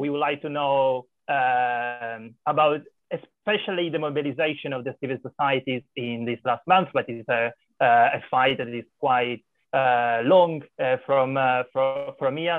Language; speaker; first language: English; non-native, fluent; Italian